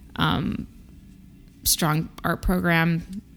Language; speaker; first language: English; native; English